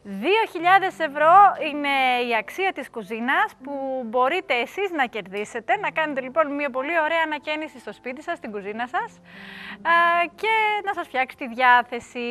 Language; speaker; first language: Greek; native; Greek